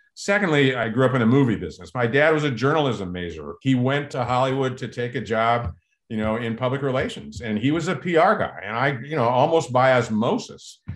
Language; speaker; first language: English; native; English